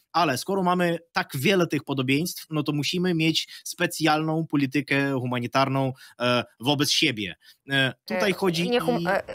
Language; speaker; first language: Polish; non-native, fluent; Ukrainian